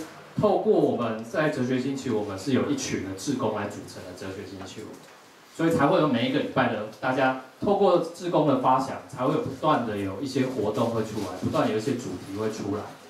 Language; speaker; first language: Chinese; native; Chinese